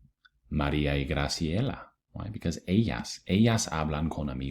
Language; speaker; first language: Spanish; non-native, fluent; English